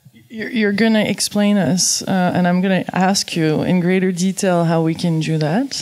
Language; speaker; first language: English; non-native, fluent; French